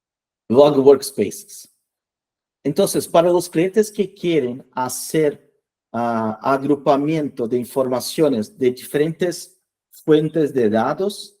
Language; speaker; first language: Spanish; non-native, fluent; Portuguese